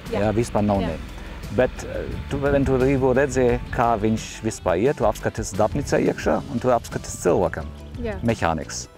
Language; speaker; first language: Latvian; non-native, learner; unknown